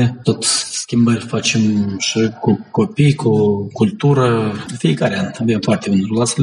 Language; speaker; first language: Romanian; non-native, local second language; Gagauz